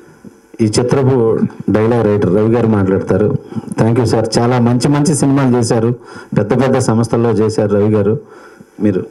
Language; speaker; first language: Telugu; native; Telugu